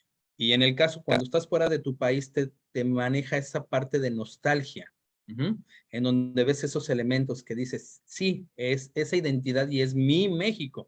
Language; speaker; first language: Spanish; native; Spanish